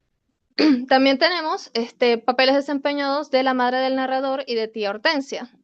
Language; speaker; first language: Spanish; native; Spanish